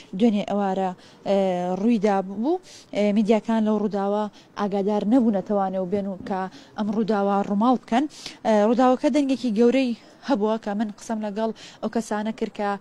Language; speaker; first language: Central Kurdish; native; Central Kurdish